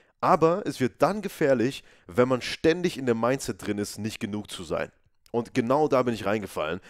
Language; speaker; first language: German; native; German